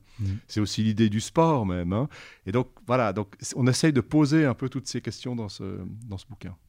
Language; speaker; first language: French; native; French